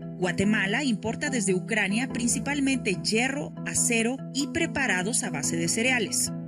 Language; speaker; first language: Spanish; native; Spanish